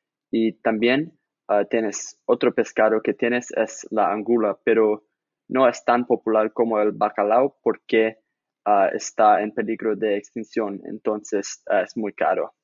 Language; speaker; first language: Spanish; non-native, learner; English